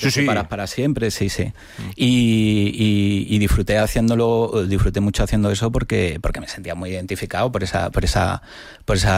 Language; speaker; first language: Spanish; native; Spanish